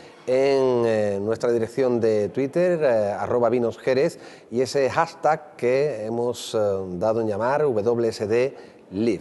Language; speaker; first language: Spanish; native; Spanish